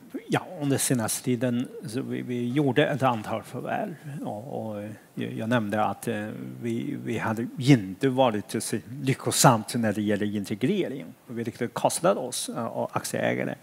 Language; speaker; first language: Swedish; non-native, fluent; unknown